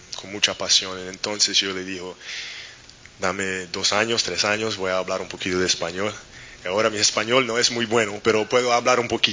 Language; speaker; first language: Spanish; non-native, learner; English